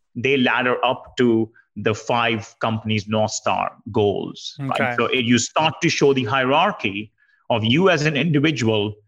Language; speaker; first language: English; non-native, local second language; Hindi